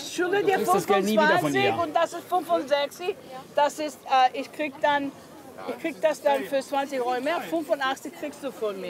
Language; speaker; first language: German; non-native, fluent; English